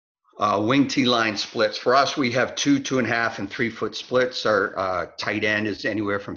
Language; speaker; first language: English; native; English